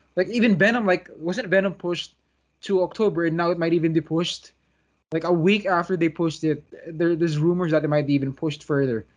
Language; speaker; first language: English; non-native, local second language; Filipino